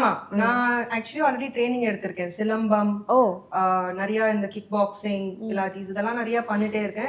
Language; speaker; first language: Tamil; non-native, local second language; Hindi